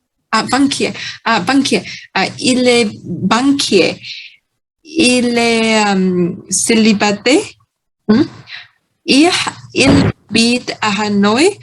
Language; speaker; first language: French; non-native, learner; Vietnamese